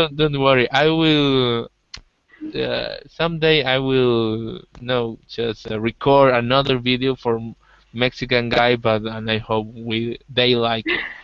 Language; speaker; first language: English; non-native, learner; Spanish